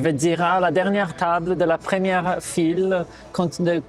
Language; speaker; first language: French; non-native, fluent; Portuguese